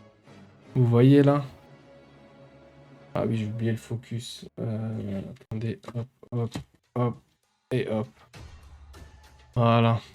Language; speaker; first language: French; native; French